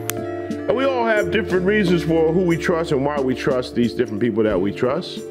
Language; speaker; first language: English; native; English